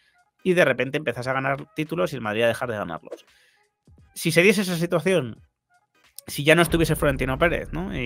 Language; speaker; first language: Spanish; native; Spanish